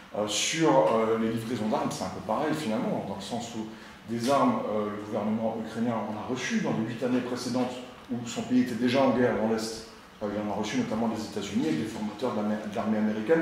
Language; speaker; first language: French; native; French